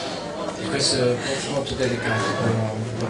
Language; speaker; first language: Italian; non-native, learner; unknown